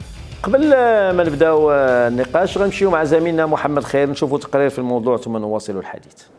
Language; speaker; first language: Arabic; native; Arabic